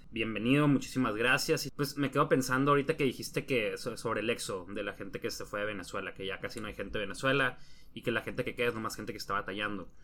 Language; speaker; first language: Spanish; native; Spanish